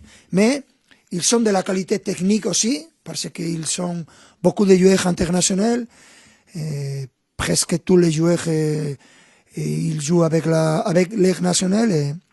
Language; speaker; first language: French; non-native, fluent; Spanish